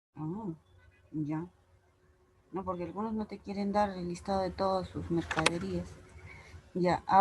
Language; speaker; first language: Spanish; native; Spanish